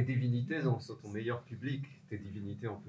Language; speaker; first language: French; native; French